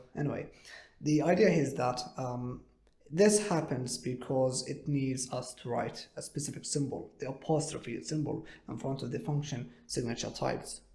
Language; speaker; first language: English; non-native, fluent; Arabic